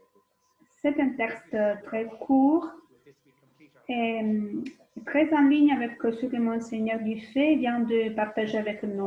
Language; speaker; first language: French; non-native, fluent; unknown